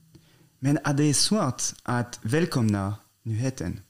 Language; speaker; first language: Swedish; non-native, fluent; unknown